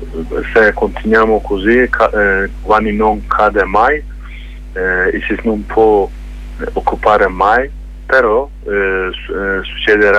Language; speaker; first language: Italian; non-native, learner; Kurdish